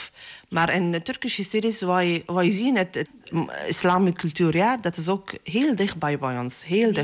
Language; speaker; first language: Dutch; non-native, learner; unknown